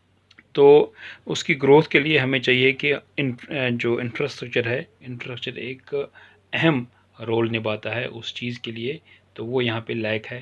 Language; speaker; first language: Hindi; non-native, local second language; Kashmiri